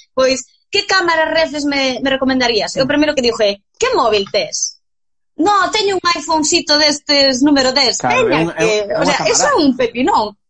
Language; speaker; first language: Galician; native; Galician